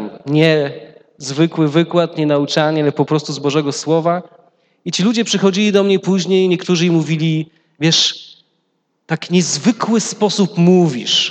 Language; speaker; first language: Polish; native; Polish